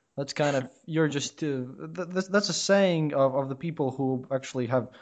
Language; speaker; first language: English; non-native, fluent; Latvian